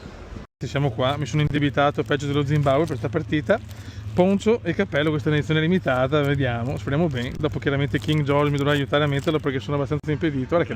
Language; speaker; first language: Italian; native; Italian